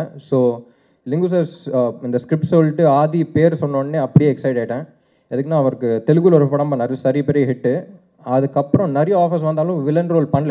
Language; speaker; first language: Tamil; non-native, local second language; Telugu